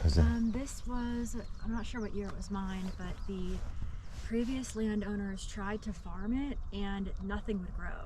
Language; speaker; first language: English; native; English